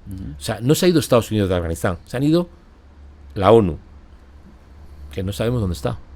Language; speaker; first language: Spanish; native; Spanish